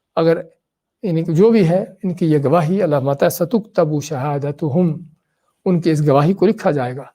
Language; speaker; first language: Urdu; native; Urdu